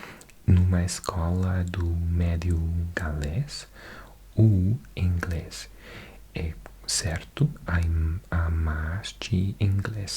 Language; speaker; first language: Portuguese; non-native, fluent; English